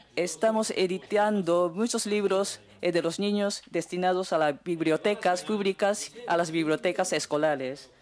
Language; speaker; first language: Spanish; non-native, fluent; Japanese